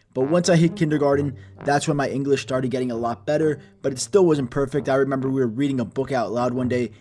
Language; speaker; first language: English; early bilingual, other home language; Greek